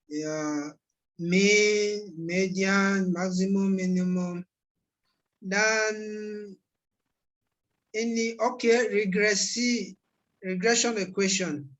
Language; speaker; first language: Indonesian; non-native, learner; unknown